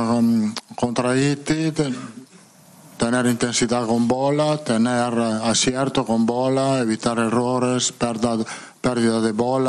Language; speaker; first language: Portuguese; non-native, fluent; Italian